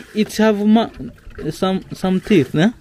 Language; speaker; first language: English; non-native, fluent; Rundi